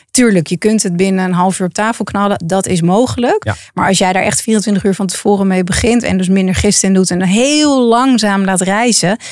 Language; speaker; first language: Dutch; native; Dutch